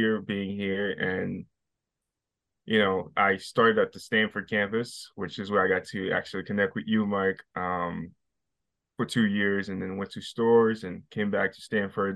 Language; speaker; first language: English; non-native, fluent; Haitian Creole